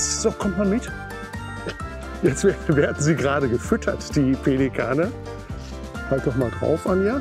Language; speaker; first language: German; native; German